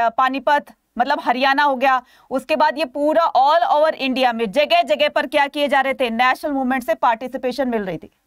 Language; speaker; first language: Hindi; native; Hindi